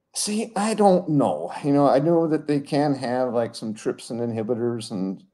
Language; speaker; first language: English; native; English